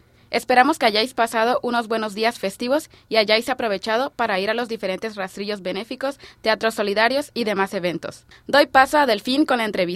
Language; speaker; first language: Spanish; native; Spanish